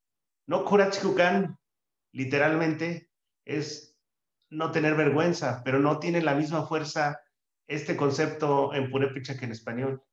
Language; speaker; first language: Spanish; native; Spanish